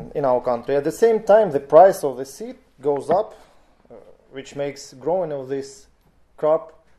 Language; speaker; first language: English; non-native, fluent; Russian